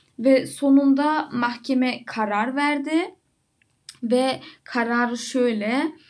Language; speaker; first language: Turkish; early bilingual, heritage; Turkish